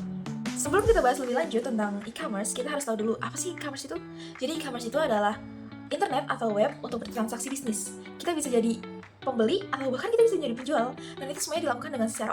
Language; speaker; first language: Indonesian; native; Indonesian